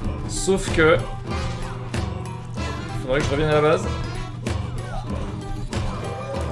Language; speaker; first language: French; native; French